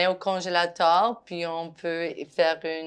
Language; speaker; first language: French; non-native, fluent; English